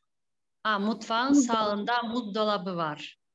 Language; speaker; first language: Turkish; non-native, learner; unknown